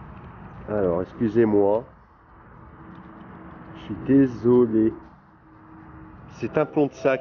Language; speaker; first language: French; native; French